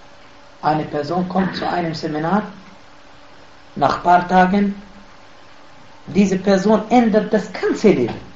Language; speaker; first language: German; non-native, fluent; Arabic